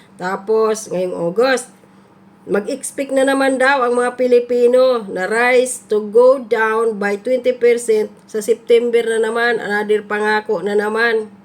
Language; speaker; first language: Filipino; non-native, local second language; Cebuano